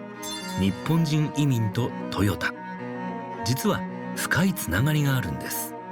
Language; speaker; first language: Japanese; native; Japanese